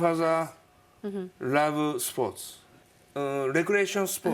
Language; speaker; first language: English; non-native, learner; Japanese